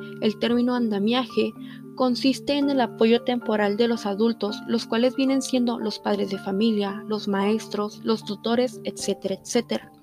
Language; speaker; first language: Spanish; native; Spanish